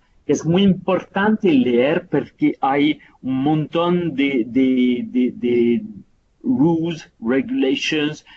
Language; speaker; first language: Spanish; non-native, fluent; Italian